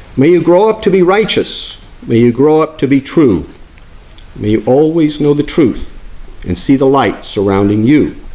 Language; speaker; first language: English; native; English